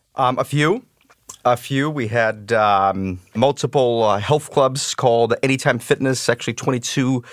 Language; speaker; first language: English; early bilingual, other home language; Russian